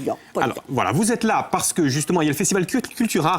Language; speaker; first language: French; native; French